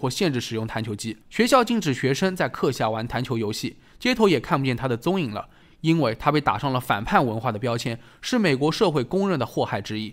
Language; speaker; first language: Chinese; native; Chinese